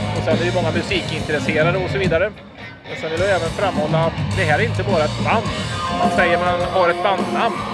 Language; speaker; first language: Swedish; native; Swedish